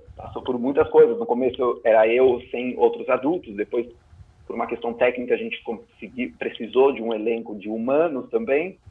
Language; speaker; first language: Portuguese; native; Portuguese